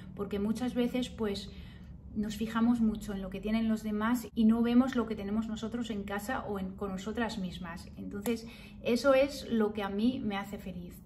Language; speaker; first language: Spanish; early bilingual, heritage; Spanish